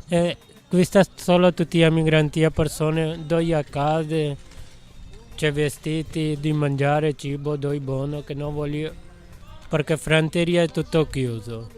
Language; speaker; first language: Italian; non-native, learner; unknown